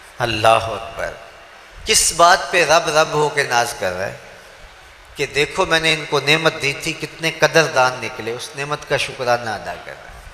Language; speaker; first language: Urdu; non-native, local second language; Punjabi